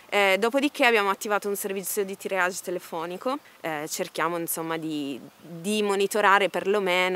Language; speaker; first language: Italian; native; Italian